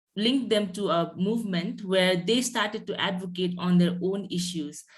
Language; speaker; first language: English; non-native, local second language; Nepali